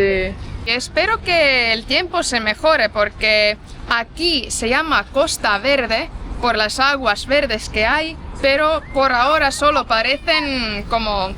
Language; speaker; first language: Spanish; non-native, fluent; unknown